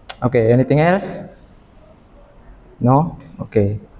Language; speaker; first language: English; non-native, learner; Indonesian